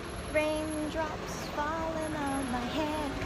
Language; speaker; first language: English; early bilingual, other home language; Korean